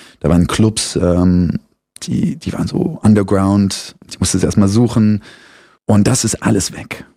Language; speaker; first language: German; native; German